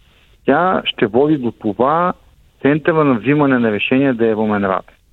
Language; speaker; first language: Bulgarian; native; Bulgarian